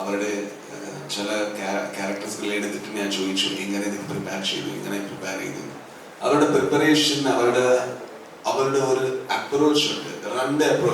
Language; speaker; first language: Malayalam; non-native, learner; Kannada